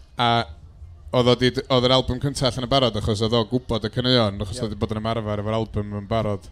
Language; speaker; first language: Welsh; native; Welsh